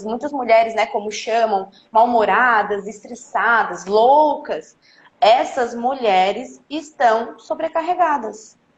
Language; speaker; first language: Portuguese; native; Portuguese